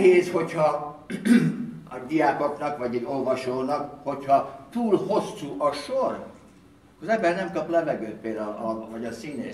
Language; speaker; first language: Hungarian; early bilingual, heritage; Hungarian